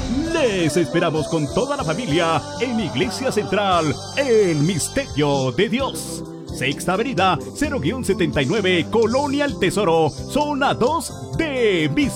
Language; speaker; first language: Spanish; native; Spanish